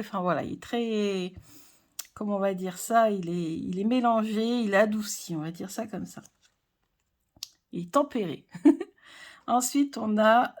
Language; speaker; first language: French; native; French